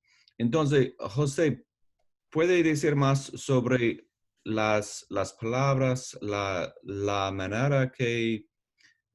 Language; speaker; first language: Spanish; non-native, learner; English